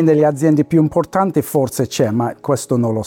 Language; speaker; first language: Italian; non-native, fluent; English